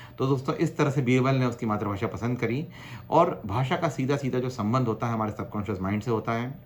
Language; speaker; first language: Hindi; non-native, local second language; Gujarati